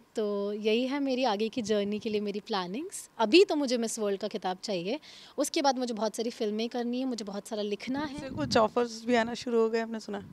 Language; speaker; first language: Hindi; native; Hindi